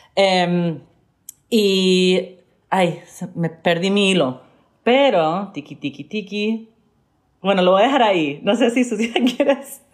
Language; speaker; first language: Spanish; early bilingual, heritage; Spanish